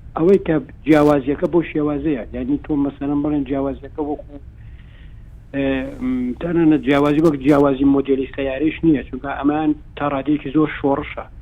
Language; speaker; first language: Central Kurdish; native; Central Kurdish